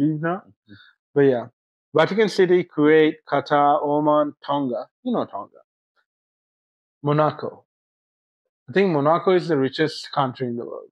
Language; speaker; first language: English; non-native, local second language; Sinhala